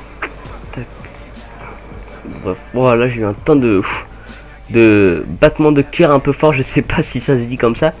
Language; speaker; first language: French; native; French